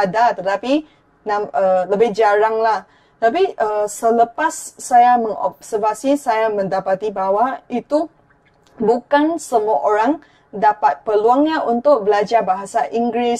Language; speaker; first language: Indonesian; non-native, fluent; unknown